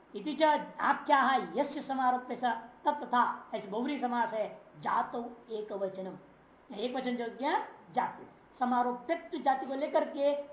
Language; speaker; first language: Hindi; non-native, local second language; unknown